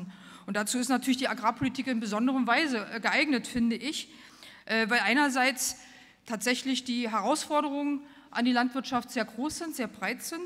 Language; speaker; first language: German; native; German